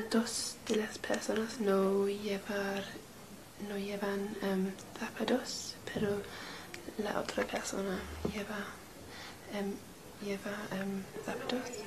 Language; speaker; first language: Spanish; non-native, learner; English